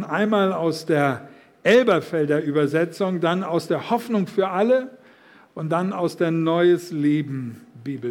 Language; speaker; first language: German; native; German